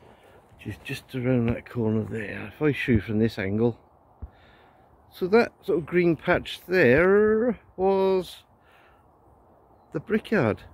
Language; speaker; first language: English; native; English